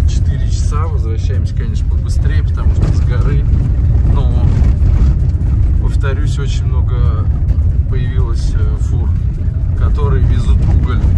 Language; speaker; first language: Russian; native; Russian